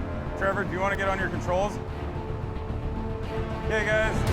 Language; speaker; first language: English; native; English